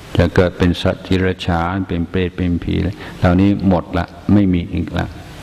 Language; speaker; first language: Thai; non-native, fluent; English